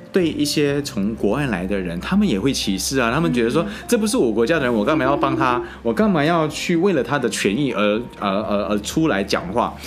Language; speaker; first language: Chinese; non-native, fluent; Indonesian